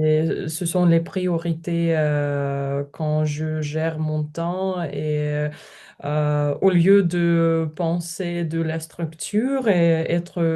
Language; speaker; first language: French; non-native, learner; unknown